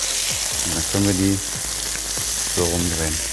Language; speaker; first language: German; native; German